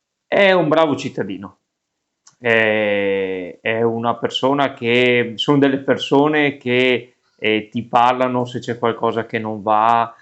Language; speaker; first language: Italian; native; Italian